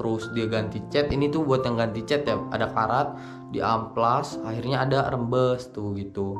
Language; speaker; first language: Indonesian; native; Indonesian